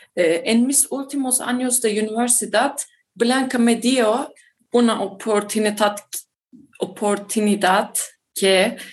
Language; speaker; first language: Spanish; non-native, fluent; Turkish